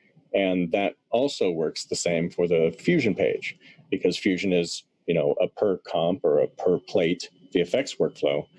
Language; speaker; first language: English; native; English